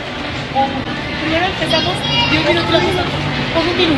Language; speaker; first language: Spanish; native; Spanish